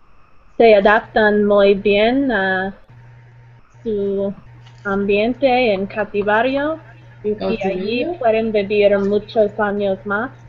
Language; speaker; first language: Spanish; non-native, learner; English